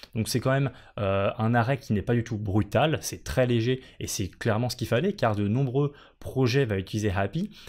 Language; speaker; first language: French; native; French